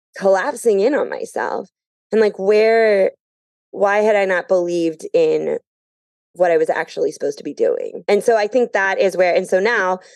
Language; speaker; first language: English; native; English